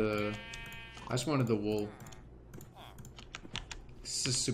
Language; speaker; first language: English; native; English